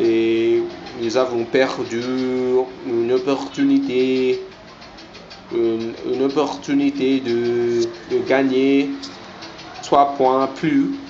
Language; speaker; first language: French; non-native, learner; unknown